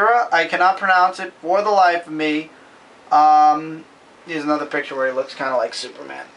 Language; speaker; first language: English; native; English